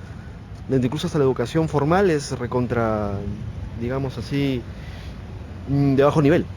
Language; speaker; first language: Spanish; native; Spanish